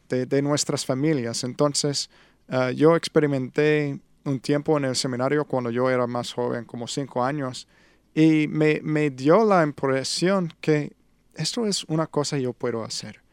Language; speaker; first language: Spanish; non-native, learner; English